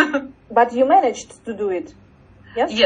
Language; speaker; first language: English; non-native, learner; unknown